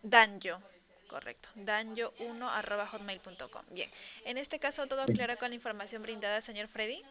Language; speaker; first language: Spanish; native; Spanish